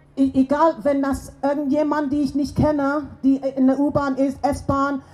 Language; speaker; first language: German; non-native, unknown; English